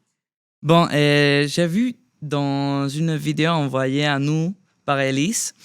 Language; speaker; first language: French; non-native, fluent; Spanish